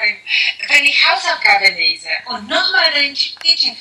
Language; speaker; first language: German; non-native, learner; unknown